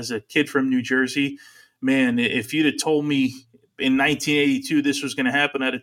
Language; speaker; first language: English; early bilingual, other home language; Italian